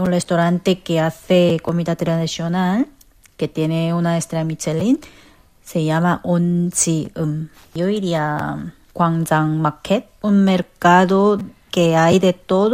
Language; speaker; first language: Spanish; non-native, fluent; Korean